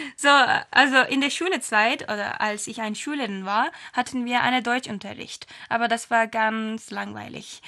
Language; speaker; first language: German; non-native, fluent; Turkish